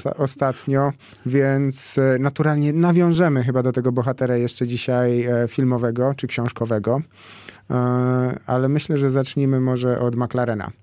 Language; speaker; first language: Polish; native; Polish